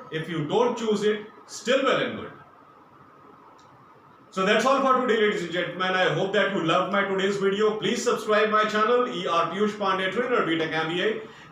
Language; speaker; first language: English; non-native, local second language; Hindi